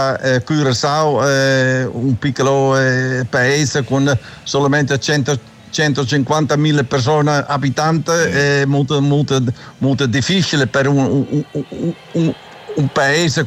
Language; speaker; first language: Italian; non-native, learner; Dutch